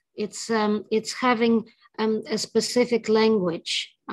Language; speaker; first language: English; non-native, fluent; Ukrainian